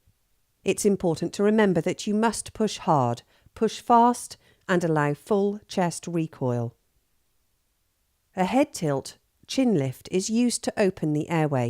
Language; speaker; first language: English; native; English